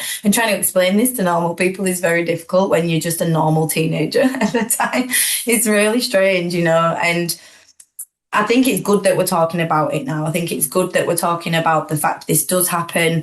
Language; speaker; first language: English; native; English